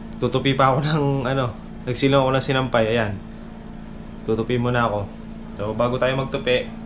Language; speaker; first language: Filipino; non-native, local second language; Pampanga